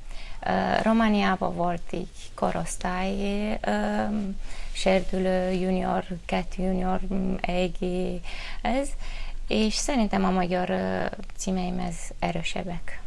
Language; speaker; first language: Hungarian; non-native, fluent; Romanian